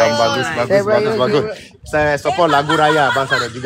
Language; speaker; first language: Malay; native; Malay